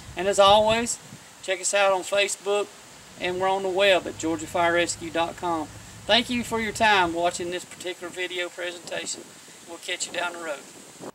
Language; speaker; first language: English; native; English